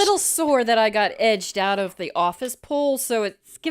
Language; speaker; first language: English; native; English